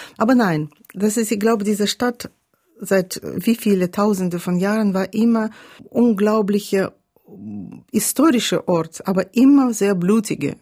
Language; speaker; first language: German; non-native, fluent; Russian